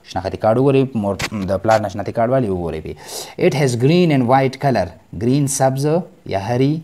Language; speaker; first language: Urdu; non-native, local second language; Pashto